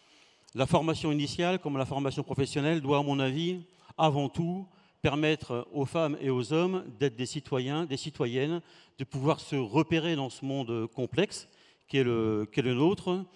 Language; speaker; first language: French; native; French